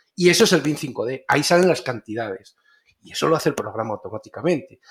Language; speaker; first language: Spanish; native; Spanish